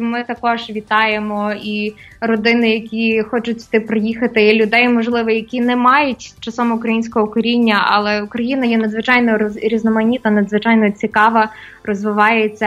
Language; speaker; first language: Ukrainian; native; Ukrainian